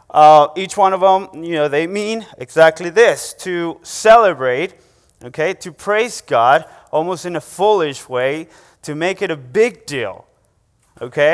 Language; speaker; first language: English; non-native, fluent; Spanish